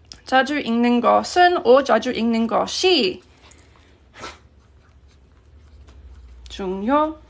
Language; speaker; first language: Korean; non-native, fluent; English